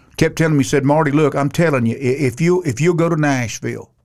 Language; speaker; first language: English; native; English